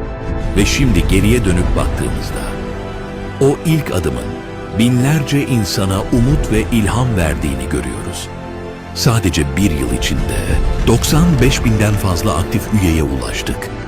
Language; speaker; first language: Turkish; native; Turkish